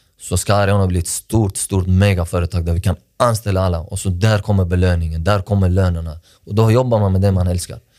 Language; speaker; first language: Swedish; early bilingual, other home language; Persian